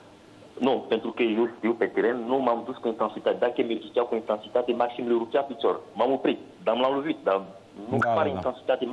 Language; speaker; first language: Romanian; non-native, learner; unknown